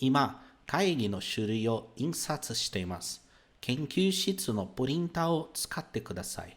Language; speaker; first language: Japanese; non-native, fluent; Portuguese